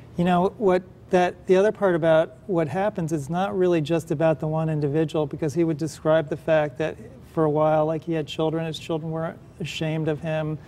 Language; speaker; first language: English; native; English